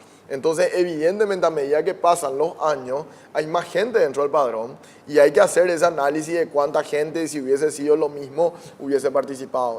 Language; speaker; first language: Spanish; native; Spanish